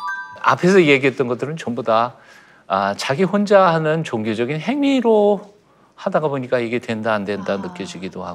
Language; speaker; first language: Korean; native; Korean